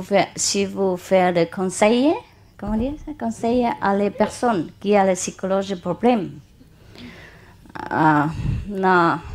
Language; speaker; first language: French; non-native, learner; Vietnamese